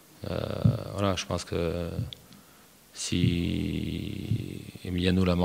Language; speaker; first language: French; native; French